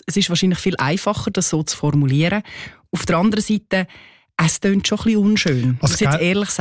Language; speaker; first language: German; native; German